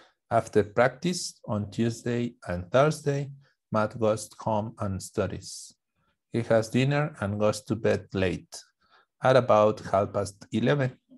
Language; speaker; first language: English; non-native, fluent; Spanish